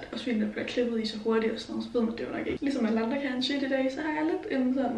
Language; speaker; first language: Danish; native; Danish